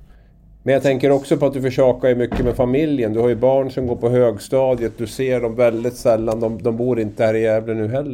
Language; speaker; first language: Swedish; native; Swedish